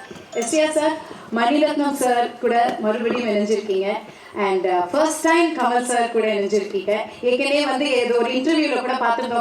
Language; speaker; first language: Tamil; native; Tamil